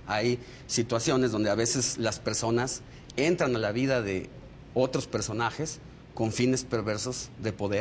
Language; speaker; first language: Spanish; native; Spanish